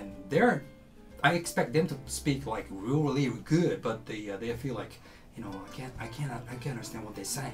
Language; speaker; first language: English; non-native, fluent; Japanese